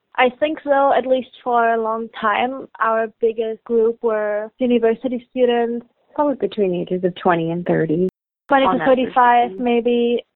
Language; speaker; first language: English; non-native, fluent; German